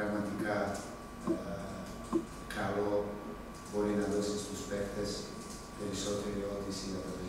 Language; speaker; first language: Greek; non-native, fluent; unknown